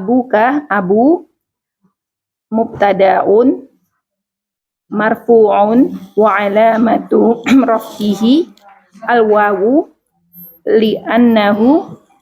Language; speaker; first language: Arabic; non-native, learner; Indonesian